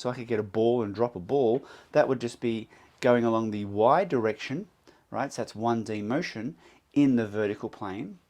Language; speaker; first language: English; native; English